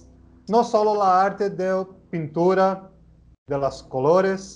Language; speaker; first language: Spanish; non-native, learner; Portuguese